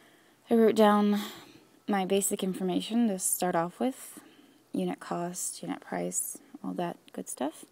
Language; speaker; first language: English; native; English